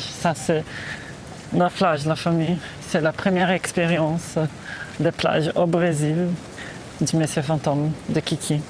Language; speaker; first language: French; early bilingual, heritage; Portuguese